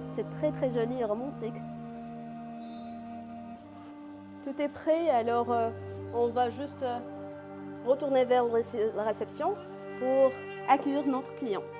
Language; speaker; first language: French; non-native, learner; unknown